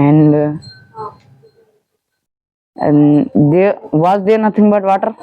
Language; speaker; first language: English; non-native, learner; Hindi